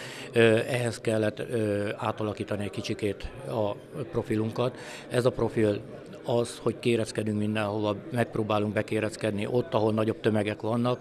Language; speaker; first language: Hungarian; native; Hungarian